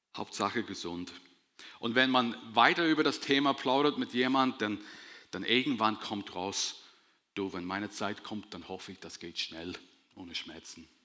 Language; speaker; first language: German; non-native, fluent; English